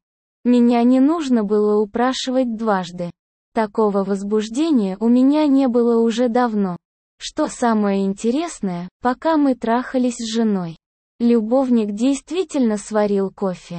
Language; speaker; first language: Russian; native; Russian